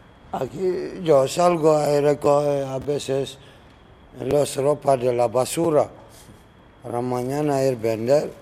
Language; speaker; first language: Spanish; non-native, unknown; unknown